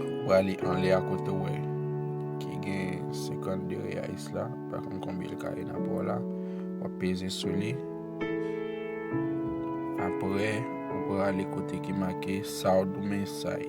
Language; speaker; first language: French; non-native, local second language; Haitian Creole